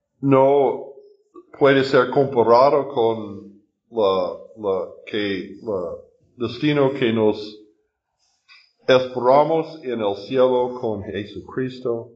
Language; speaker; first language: Spanish; non-native, learner; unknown